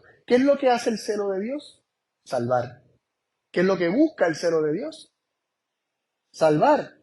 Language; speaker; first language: Spanish; native; Spanish